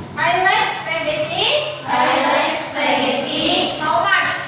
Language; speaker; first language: English; non-native, learner; Indonesian